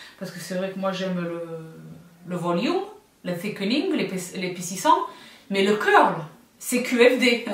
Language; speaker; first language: French; native; French